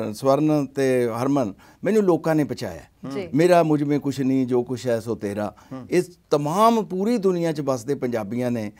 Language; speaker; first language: Punjabi; native; Punjabi